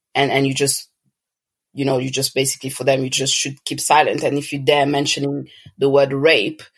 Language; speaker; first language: English; early bilingual, other home language; French